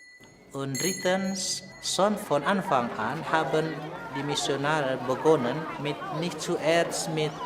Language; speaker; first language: German; non-native, fluent; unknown